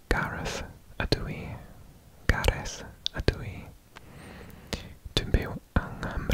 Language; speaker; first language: Welsh; non-native, local second language; English